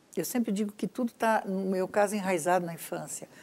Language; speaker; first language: Portuguese; native; Portuguese